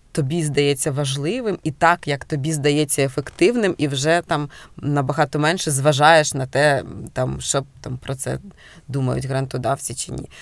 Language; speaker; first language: Ukrainian; native; Ukrainian